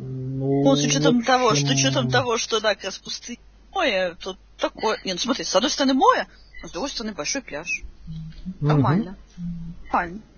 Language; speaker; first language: Russian; native; Russian